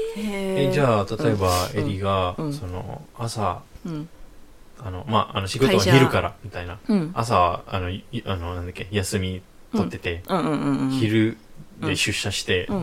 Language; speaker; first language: Japanese; non-native, fluent; Indonesian